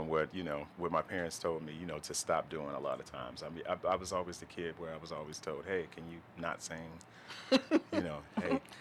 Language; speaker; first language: English; native; English